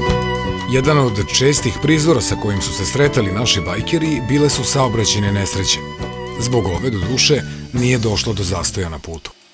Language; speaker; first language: Bosnian; native; Bosnian